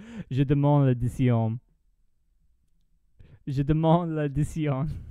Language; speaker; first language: French; non-native, learner; English